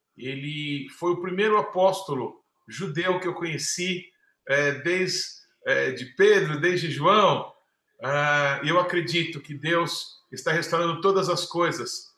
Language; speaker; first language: Portuguese; native; Portuguese